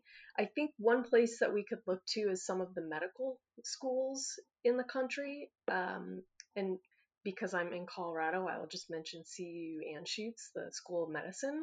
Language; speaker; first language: English; native; English